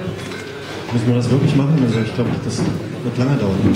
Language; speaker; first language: German; native; German